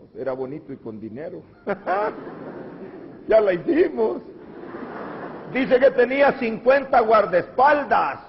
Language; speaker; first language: Spanish; native; Spanish